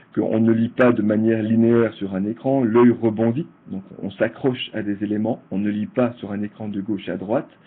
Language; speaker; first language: French; native; French